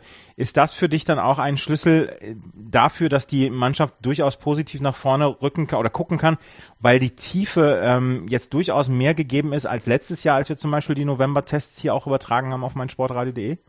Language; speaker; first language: German; native; German